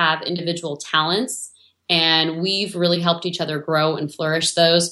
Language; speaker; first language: English; native; English